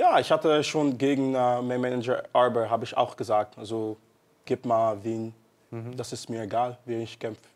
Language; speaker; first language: German; non-native, learner; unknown